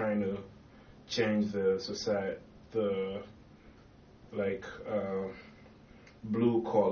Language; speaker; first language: English; non-native, local second language; Ganda